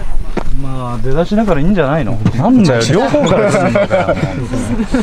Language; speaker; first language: Japanese; native; Japanese